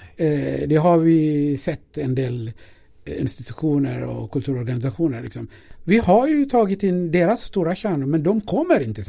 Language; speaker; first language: Swedish; non-native, fluent; Amharic